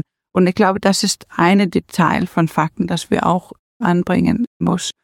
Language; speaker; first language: German; non-native, learner; Danish